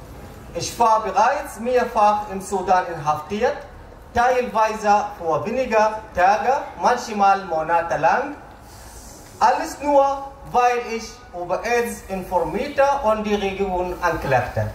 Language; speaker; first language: German; non-native, learner; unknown